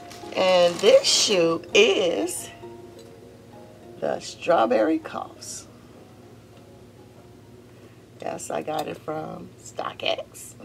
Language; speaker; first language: English; native; English